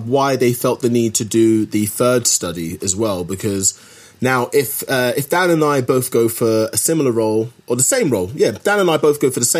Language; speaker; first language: English; native; English